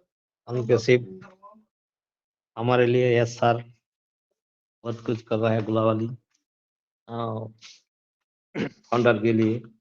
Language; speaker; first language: Hindi; non-native, local second language; Bangla